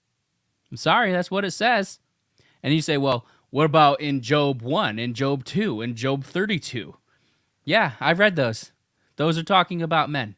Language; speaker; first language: English; native; English